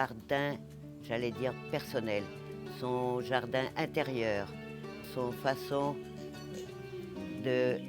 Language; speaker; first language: French; non-native, local second language; Morisyen